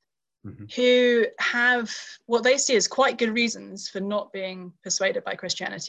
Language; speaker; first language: English; native; English